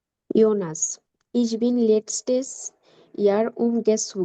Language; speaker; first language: German; non-native, learner; Bangla